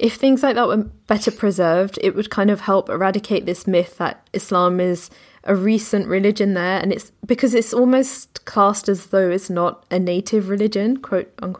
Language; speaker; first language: English; native; English